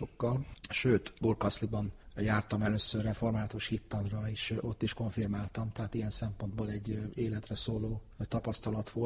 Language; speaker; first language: Hungarian; early bilingual, heritage; Hungarian